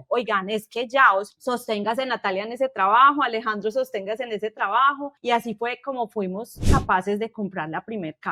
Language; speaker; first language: Spanish; native; Spanish